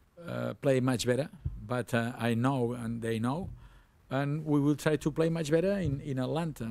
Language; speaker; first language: English; non-native, learner; Catalan